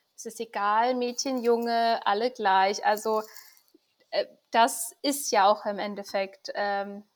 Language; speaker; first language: German; early bilingual, other home language; Persian